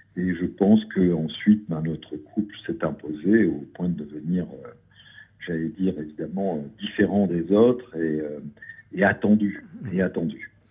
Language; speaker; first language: French; native; French